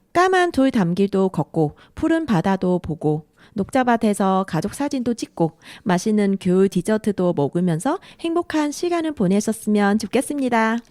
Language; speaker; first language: Korean; non-native, fluent; Vietnamese